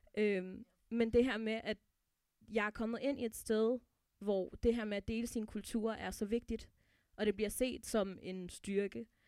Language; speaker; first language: Danish; early bilingual, other home language; Arabic